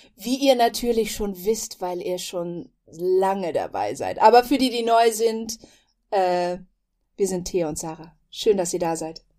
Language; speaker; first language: German; native; German